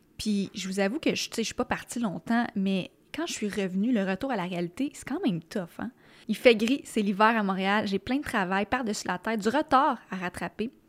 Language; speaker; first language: French; native; French